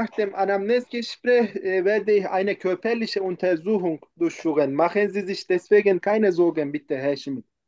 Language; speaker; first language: German; non-native, learner; Turkish